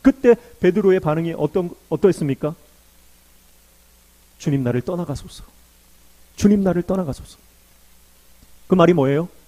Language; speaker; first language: Korean; native; Korean